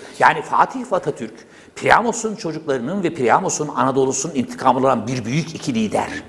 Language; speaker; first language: Turkish; native; Turkish